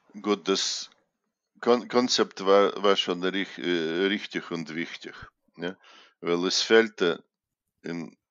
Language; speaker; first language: German; non-native, fluent; Russian